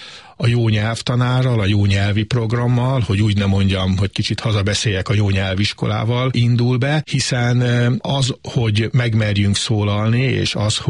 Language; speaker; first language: Hungarian; native; Hungarian